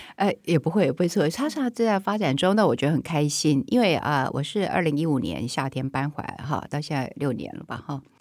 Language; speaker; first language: Chinese; native; Chinese